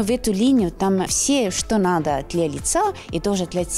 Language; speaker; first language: Russian; non-native, local second language; Estonian